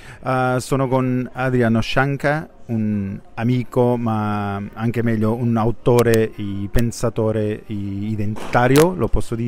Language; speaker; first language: Italian; non-native, fluent; Portuguese